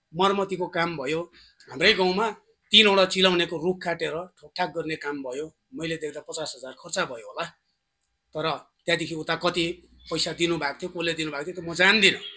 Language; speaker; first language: Nepali; native; Nepali